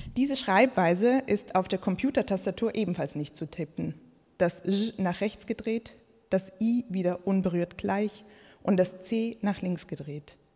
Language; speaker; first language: German; early bilingual, other home language; Croatian